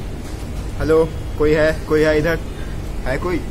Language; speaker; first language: Hindi; non-native, local second language; Bangla